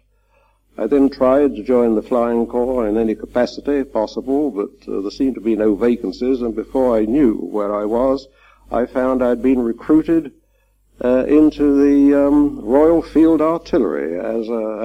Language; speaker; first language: English; native; English